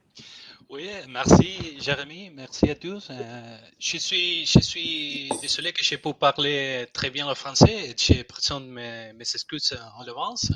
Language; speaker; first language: French; non-native, learner; Spanish